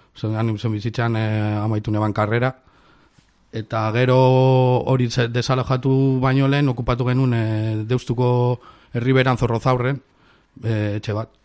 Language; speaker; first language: Basque; non-native, local second language; Spanish